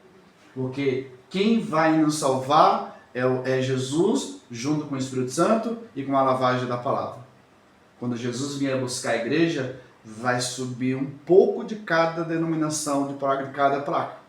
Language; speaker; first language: Portuguese; native; Portuguese